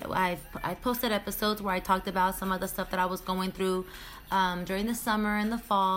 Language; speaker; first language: English; native; English